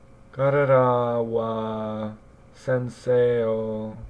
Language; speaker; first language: Japanese; non-native, learner; English